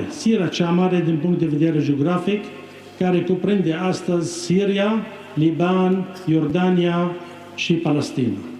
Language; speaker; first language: Romanian; non-native, fluent; Arabic